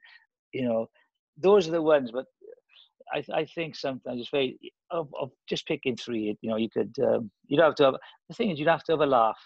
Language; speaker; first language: English; native; English